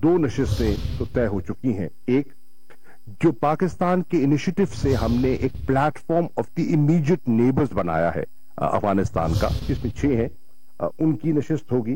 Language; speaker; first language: Urdu; native; Urdu